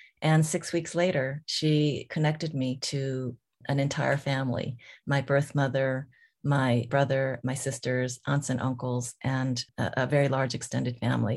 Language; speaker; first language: English; early bilingual, other home language; Korean